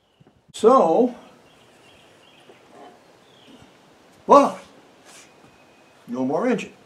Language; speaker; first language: English; native; English